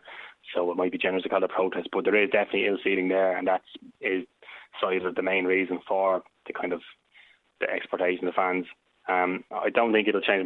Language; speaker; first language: English; native; English